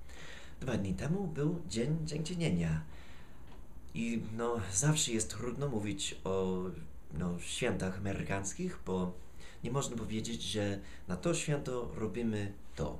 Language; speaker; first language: Polish; non-native, fluent; English